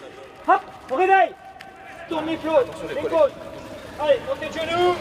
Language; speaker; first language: French; native; French